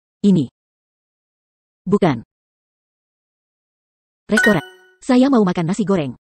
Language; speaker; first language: Indonesian; non-native, learner; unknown